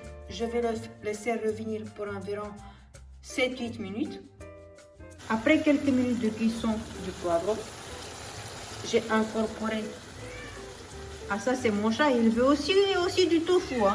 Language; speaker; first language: French; non-native, fluent; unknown